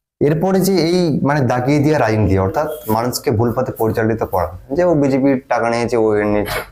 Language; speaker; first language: Bangla; native; Bangla